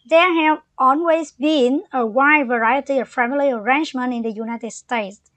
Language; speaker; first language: English; non-native, fluent; Vietnamese